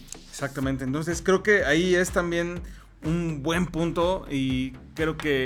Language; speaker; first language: Spanish; native; Spanish